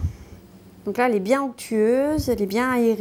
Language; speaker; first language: French; native; French